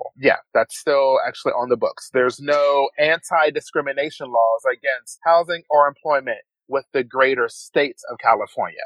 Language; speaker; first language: English; native; English